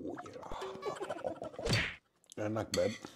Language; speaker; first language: Indonesian; non-native, learner; French